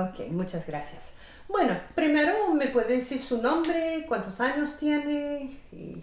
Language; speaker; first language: Spanish; non-native, fluent; English